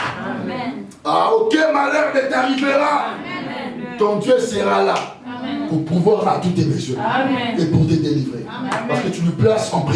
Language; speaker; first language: French; non-native, local second language; Lingala